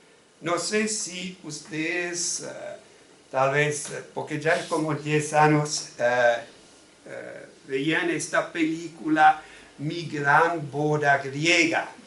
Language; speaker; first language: Spanish; non-native, fluent; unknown